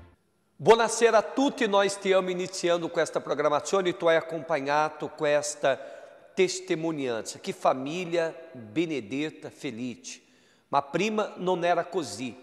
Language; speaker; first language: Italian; non-native, fluent; Portuguese